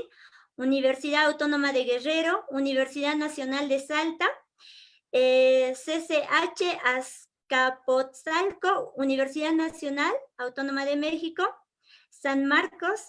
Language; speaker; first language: Spanish; native; Spanish